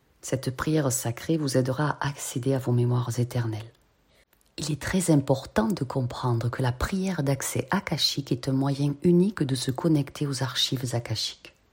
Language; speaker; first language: French; native; French